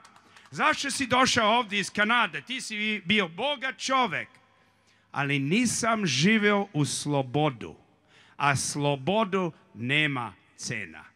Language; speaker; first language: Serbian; early bilingual, heritage; Serbian